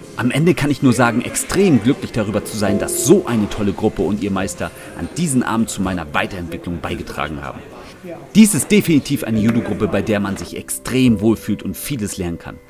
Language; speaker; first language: German; native; German